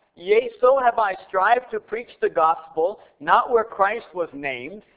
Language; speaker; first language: English; native; English